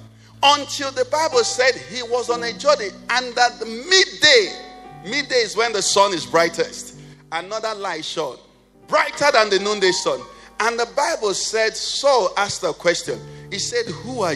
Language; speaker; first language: English; non-native, local second language; Igbo